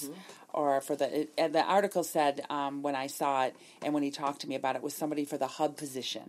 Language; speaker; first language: English; native; English